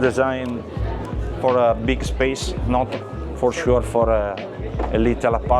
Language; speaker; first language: English; non-native, learner; Italian